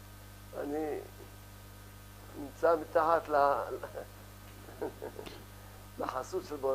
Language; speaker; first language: Hebrew; early bilingual, other home language; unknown